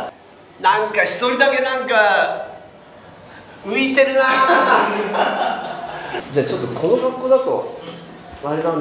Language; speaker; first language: Japanese; native; Japanese